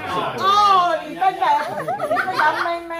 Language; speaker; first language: Chinese; native; Chinese